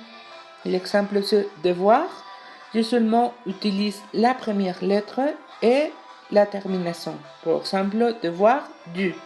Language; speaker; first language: French; non-native, learner; Spanish